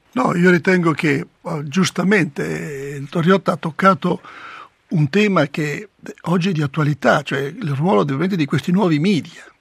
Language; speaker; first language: Italian; native; Italian